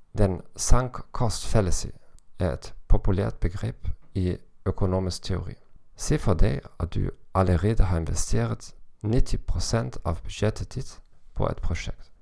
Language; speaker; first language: Norwegian; non-native, learner; German